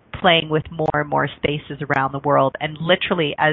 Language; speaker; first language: English; native; English